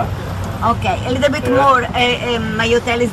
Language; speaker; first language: English; non-native, learner; Italian